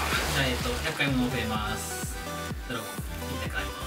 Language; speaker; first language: Japanese; native; Japanese